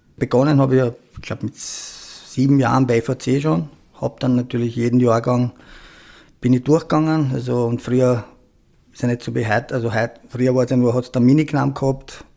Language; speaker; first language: German; early bilingual, other home language; Croatian